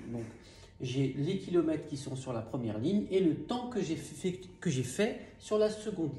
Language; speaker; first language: French; native; French